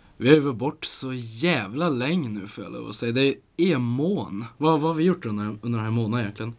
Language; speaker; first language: Swedish; native; Swedish